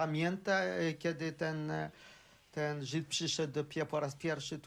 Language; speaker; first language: Polish; early bilingual, heritage; Polish